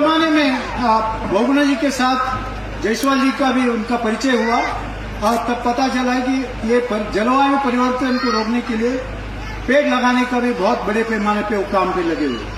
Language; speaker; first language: Hindi; native; Hindi